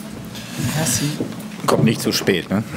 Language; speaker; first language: German; native; German